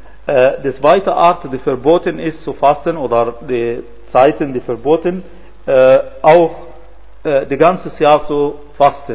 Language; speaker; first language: German; non-native, fluent; Arabic